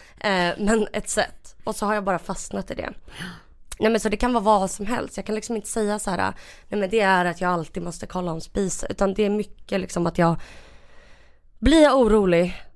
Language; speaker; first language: Swedish; early bilingual, other home language; Russian